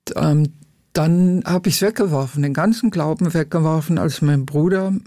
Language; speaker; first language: German; native; German